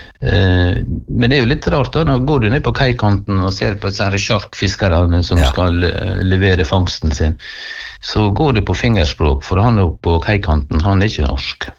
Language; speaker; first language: Norwegian; native; Norwegian